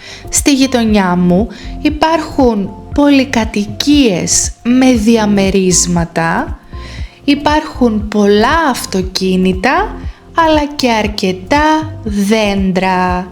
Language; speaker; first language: Greek; native; Greek